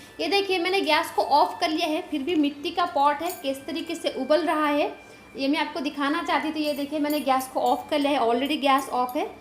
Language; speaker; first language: Hindi; non-native, local second language; Bangla